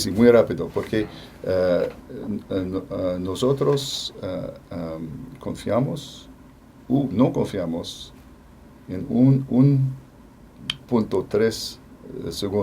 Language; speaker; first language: Spanish; non-native, fluent; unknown